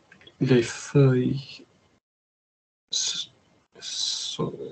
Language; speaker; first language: French; non-native, learner; English